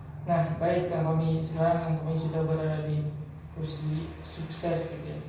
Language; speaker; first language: Indonesian; native; Indonesian